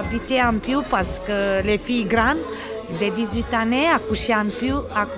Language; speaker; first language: French; non-native, learner; Romanian